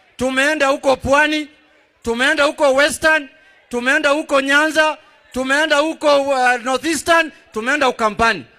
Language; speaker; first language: Swahili; native; Swahili